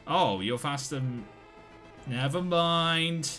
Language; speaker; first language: English; native; English